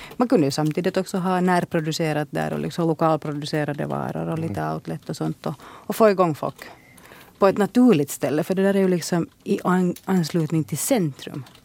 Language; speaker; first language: Swedish; native; Swedish